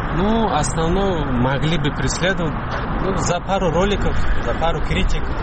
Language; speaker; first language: Russian; non-native, fluent; Tajik